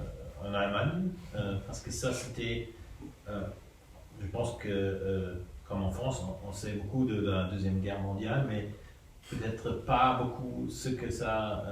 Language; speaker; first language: French; non-native, fluent; German